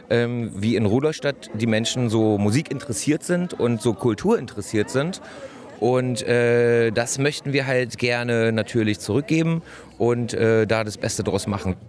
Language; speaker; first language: German; native; German